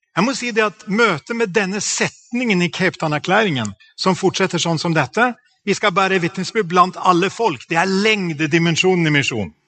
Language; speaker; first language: Norwegian; native; Norwegian